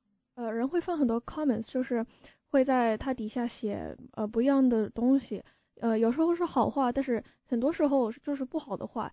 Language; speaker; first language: Chinese; early bilingual, heritage; Chinese